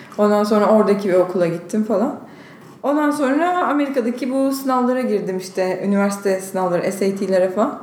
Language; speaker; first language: Turkish; native; Turkish